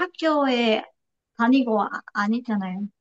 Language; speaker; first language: Korean; non-native, learner; Indonesian